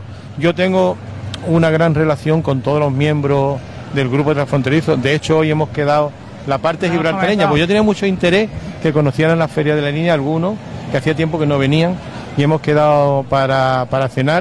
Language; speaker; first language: Spanish; native; Spanish